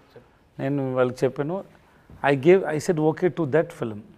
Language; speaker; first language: Telugu; non-native, learner; Tamil